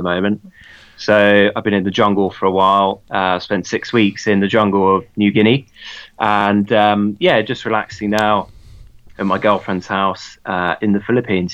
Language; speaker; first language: English; native; English